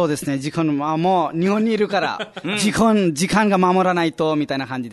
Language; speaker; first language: Japanese; non-native, fluent; Nepali